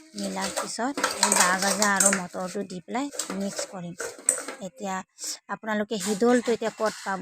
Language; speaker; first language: Assamese; non-native, local second language; Manipuri